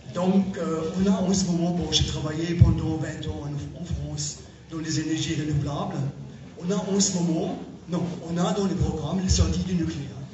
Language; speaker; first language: French; non-native, fluent; German